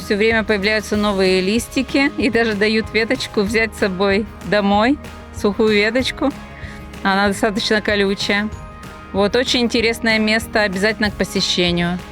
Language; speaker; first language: Russian; native; Russian